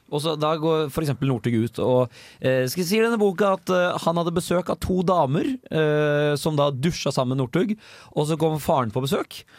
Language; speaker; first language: Norwegian; native; Norwegian